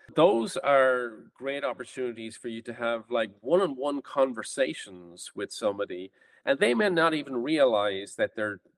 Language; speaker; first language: English; native; English